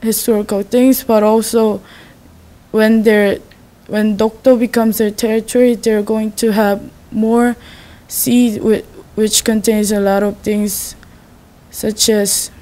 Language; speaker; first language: English; non-native, learner; Korean